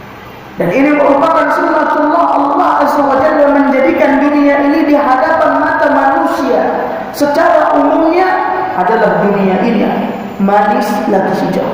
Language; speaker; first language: Indonesian; native; Indonesian